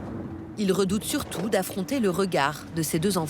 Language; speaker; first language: French; native; French